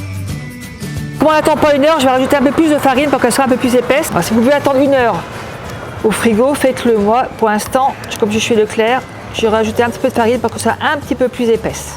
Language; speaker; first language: French; native; French